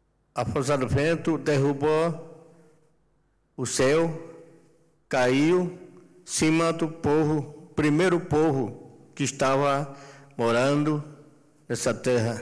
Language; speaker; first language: Portuguese; non-native, local second language; Yanomámi